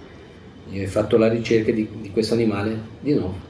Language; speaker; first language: Italian; non-native, fluent; Portuguese